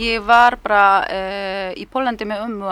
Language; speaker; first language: Icelandic; early bilingual, heritage; Polish